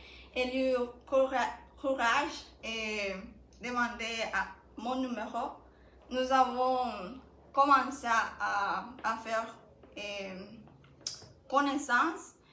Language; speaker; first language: French; non-native, learner; Spanish